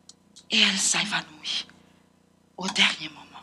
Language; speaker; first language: French; non-native, local second language; Haitian Creole